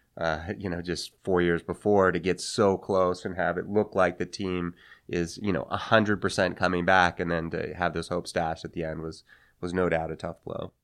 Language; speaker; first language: English; native; English